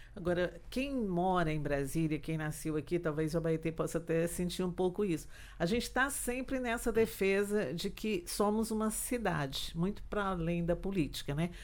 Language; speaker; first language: Portuguese; native; Portuguese